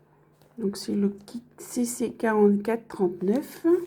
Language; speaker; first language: French; native; French